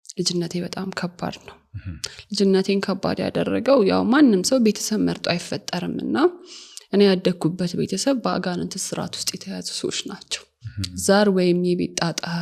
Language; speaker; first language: Amharic; native; Amharic